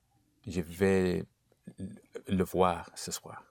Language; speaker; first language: French; non-native, learner; English